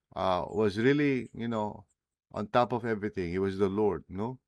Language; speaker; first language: English; non-native, local second language; Filipino